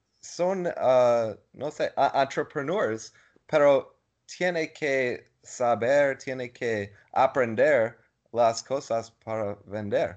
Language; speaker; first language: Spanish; non-native, learner; English